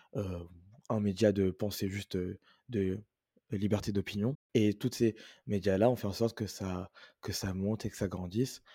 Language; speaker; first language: French; native; French